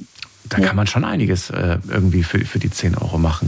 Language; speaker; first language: German; native; German